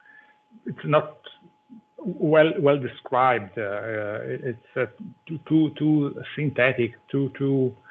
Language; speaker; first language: English; non-native, fluent; Italian